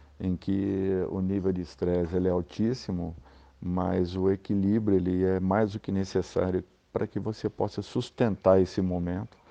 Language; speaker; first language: Portuguese; native; Portuguese